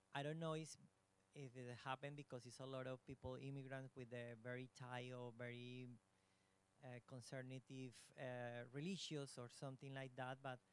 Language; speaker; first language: English; non-native, learner; Spanish